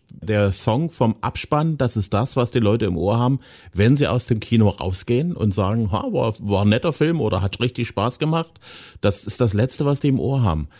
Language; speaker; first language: German; native; German